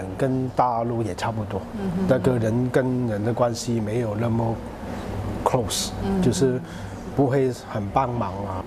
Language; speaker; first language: Chinese; non-native, local second language; Cantonese